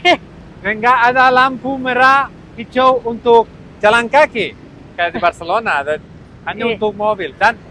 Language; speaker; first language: Indonesian; non-native, learner; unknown